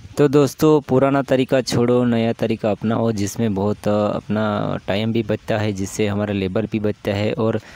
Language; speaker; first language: Hindi; native; Hindi